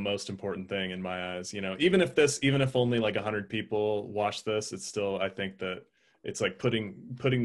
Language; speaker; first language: English; native; English